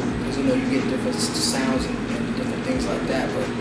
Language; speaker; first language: English; native; English